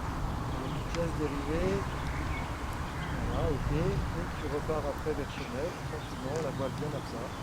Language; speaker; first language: French; native; French